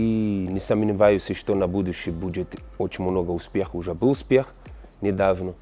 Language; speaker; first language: Russian; non-native, learner; Portuguese